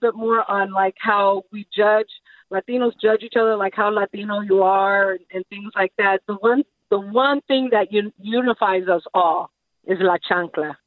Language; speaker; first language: English; native; English